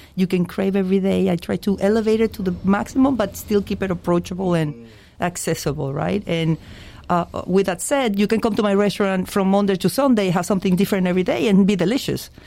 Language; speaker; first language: English; non-native, fluent; Spanish